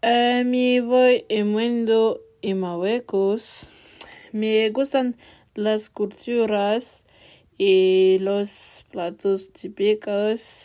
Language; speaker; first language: Spanish; non-native, learner; French